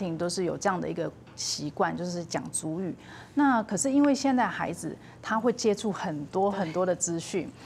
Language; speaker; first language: Chinese; native; Chinese